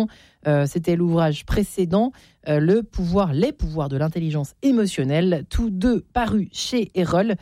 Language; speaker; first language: French; native; French